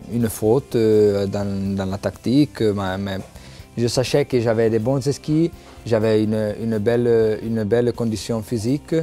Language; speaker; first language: French; non-native, local second language; Italian